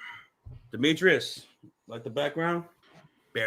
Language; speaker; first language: English; native; English